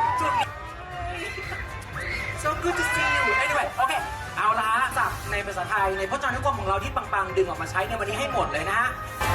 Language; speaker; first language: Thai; native; Thai